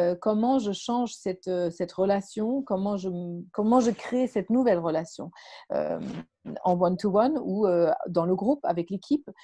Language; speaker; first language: French; non-native, fluent; German